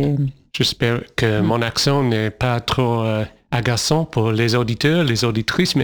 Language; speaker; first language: French; non-native, fluent; English